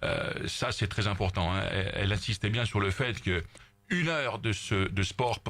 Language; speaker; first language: French; native; French